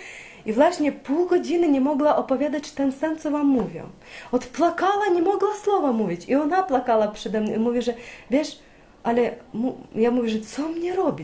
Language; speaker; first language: Polish; non-native, learner; Ukrainian